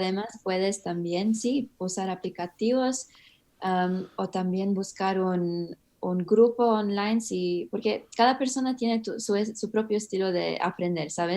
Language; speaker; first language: Spanish; early bilingual, heritage; English